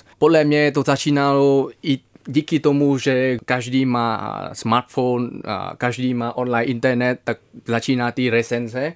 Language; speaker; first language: Czech; non-native, fluent; Vietnamese